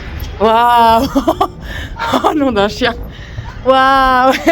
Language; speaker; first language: French; native; French